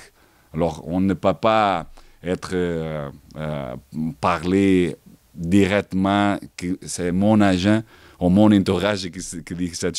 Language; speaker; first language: French; non-native, learner; Portuguese